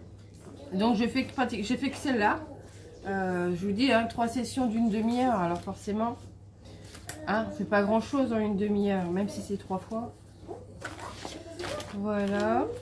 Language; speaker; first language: French; native; French